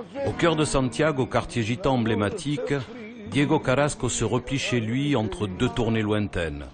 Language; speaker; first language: French; native; French